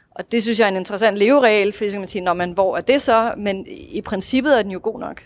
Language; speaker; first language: Danish; non-native, fluent; Russian